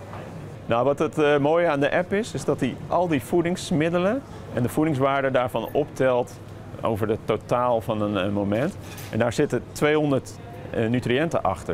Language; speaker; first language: Dutch; native; Dutch